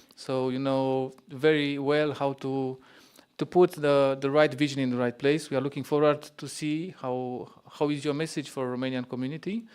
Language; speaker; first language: English; non-native, fluent; Romanian